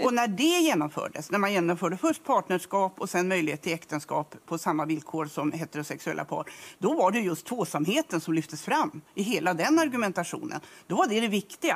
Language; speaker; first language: Swedish; native; Swedish